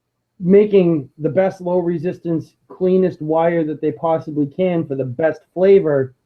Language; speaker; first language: English; native; English